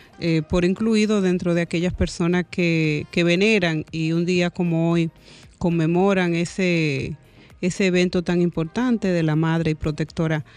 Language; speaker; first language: Spanish; native; Spanish